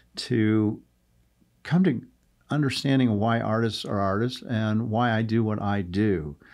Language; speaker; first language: English; native; English